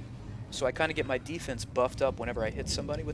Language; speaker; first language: English; native; English